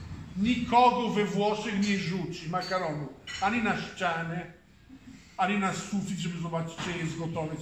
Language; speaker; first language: Polish; non-native, fluent; Italian